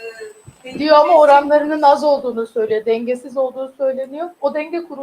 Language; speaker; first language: Turkish; native; Turkish